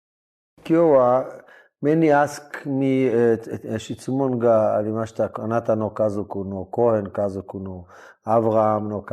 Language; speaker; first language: Japanese; non-native, learner; Hebrew